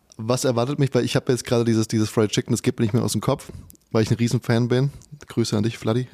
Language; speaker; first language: German; native; German